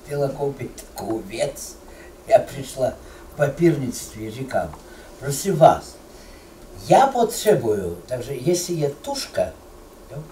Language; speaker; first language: Czech; non-native, fluent; Russian